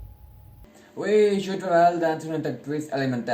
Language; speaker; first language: French; non-native, learner; Spanish